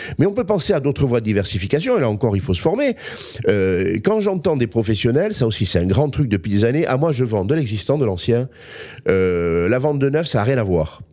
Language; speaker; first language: French; native; French